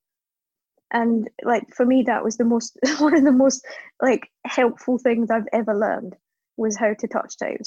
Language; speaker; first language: English; native; English